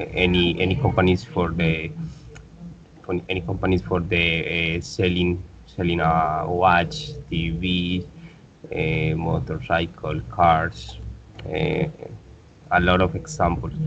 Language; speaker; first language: English; non-native, learner; Spanish